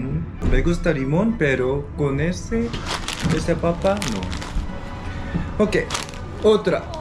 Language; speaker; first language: Spanish; non-native, learner; Korean